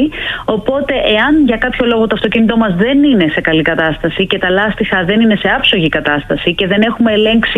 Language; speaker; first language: Greek; native; Greek